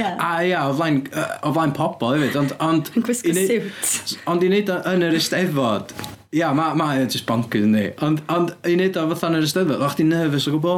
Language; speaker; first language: Welsh; native; Welsh